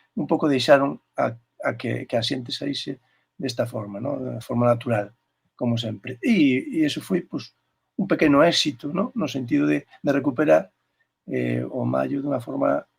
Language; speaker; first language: Galician; native; Galician